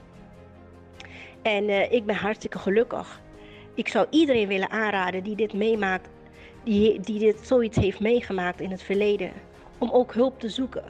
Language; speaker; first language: Dutch; native; Dutch